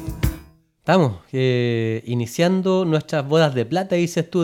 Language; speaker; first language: Spanish; native; Spanish